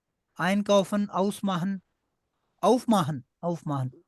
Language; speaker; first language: German; non-native, fluent; Urdu